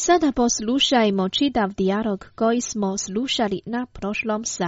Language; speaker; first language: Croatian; non-native, fluent; Chinese